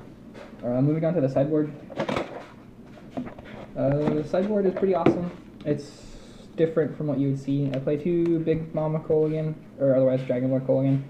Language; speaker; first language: English; native; English